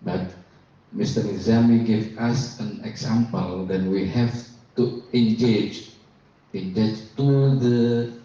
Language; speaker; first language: English; non-native, learner; Indonesian